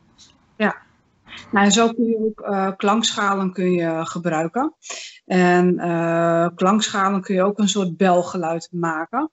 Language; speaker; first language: Dutch; native; Dutch